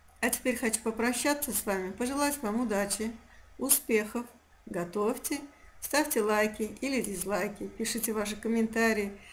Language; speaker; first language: Russian; non-native, local second language; Azerbaijani